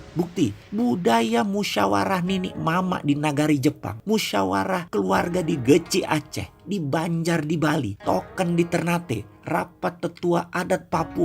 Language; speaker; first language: Indonesian; native; Indonesian